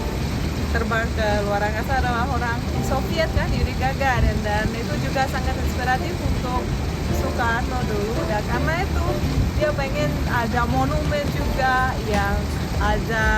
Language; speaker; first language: Indonesian; non-native, fluent; Russian